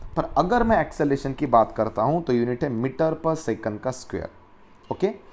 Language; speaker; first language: Hindi; non-native, local second language; Marathi